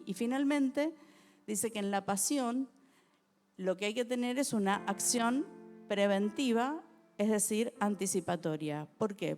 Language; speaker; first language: Spanish; native; Spanish